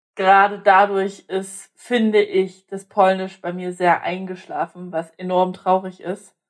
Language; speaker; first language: German; non-native, local second language; Polish